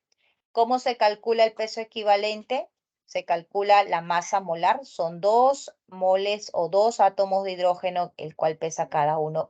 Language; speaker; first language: Spanish; native; Spanish